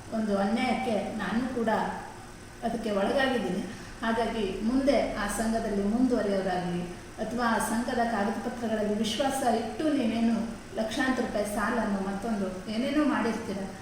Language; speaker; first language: Kannada; native; Kannada